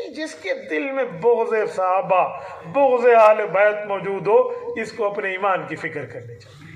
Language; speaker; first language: Urdu; non-native, local second language; Saraiki